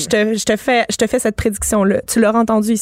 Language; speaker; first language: French; native; French